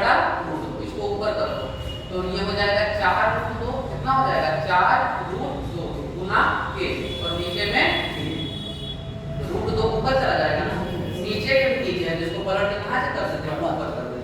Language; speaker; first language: Hindi; native; Hindi